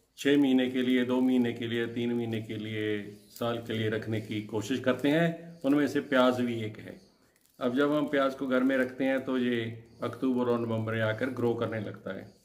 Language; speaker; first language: Hindi; non-native, local second language; Punjabi